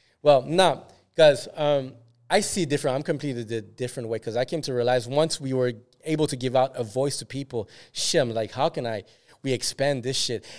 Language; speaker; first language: English; native; English